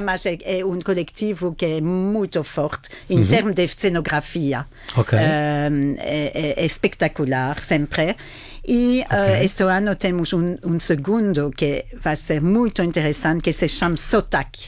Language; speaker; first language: Portuguese; non-native, fluent; French